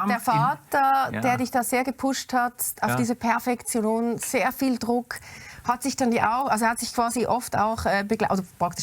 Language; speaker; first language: German; native; German